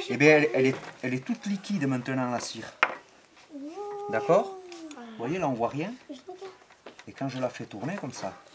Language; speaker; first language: French; native; French